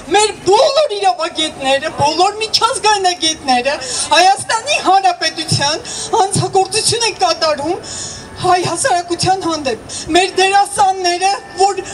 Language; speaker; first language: Armenian; native; Armenian